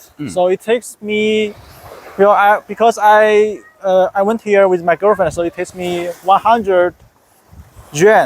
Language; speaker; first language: English; non-native, fluent; Chinese